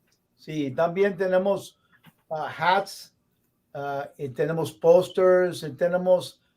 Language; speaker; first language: Spanish; non-native, learner; English